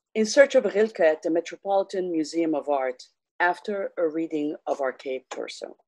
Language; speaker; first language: English; non-native, local second language; Armenian